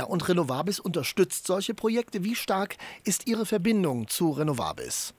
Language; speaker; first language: German; native; German